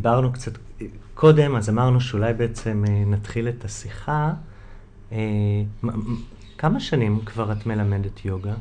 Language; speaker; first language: Hebrew; native; Hebrew